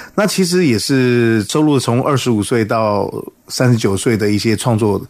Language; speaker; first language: Chinese; native; Chinese